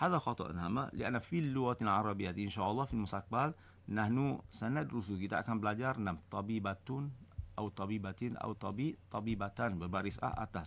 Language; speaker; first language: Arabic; non-native, fluent; Malay